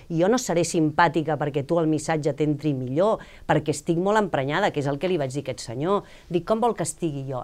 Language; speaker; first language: Catalan; native; Catalan